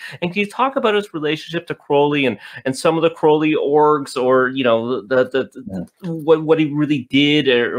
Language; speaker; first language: English; native; English